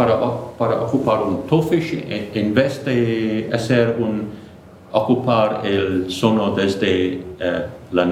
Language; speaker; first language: Spanish; non-native, fluent; English